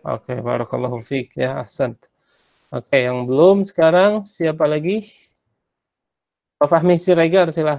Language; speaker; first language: Indonesian; native; Indonesian